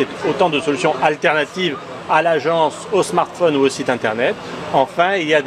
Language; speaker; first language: French; native; French